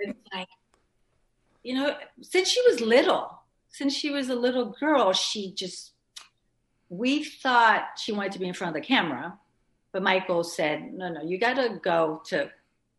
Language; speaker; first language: English; early bilingual, other home language; French